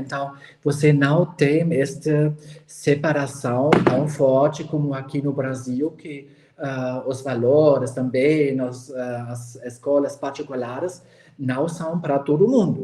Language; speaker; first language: Portuguese; non-native, fluent; German